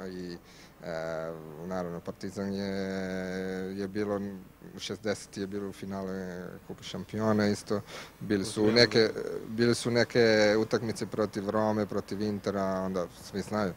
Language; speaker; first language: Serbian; non-native, learner; Italian